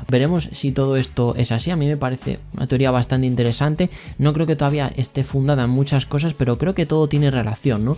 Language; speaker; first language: Spanish; native; Spanish